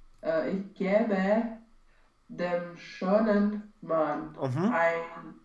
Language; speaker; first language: German; non-native, learner; Romanian